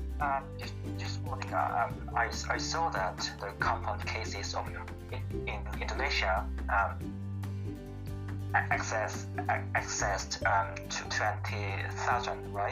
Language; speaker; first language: English; non-native, learner; Korean